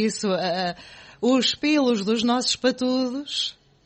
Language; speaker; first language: Portuguese; native; Portuguese